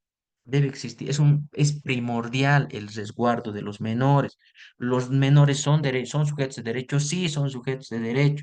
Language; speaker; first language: Spanish; native; Spanish